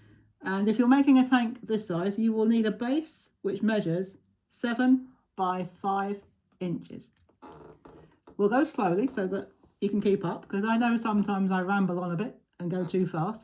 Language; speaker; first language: English; native; English